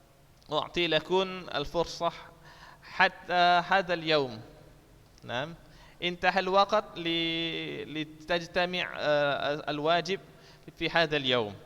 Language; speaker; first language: Arabic; non-native, fluent; Indonesian